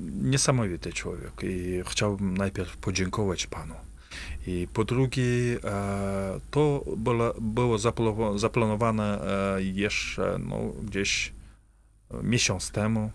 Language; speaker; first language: Polish; non-native, fluent; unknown